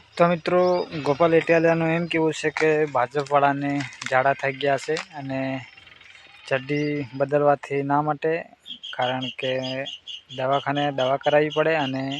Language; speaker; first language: Gujarati; non-native, local second language; Bhili